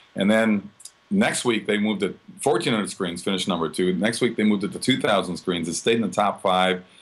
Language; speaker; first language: English; native; English